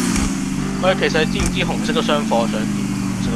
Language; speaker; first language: Chinese; native; Chinese